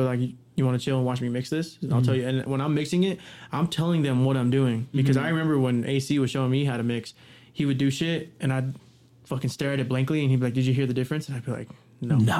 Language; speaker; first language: English; native; English